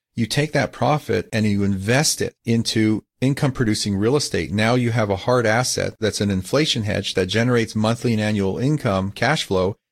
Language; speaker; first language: English; native; English